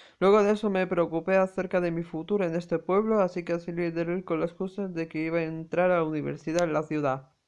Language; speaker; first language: Spanish; native; Spanish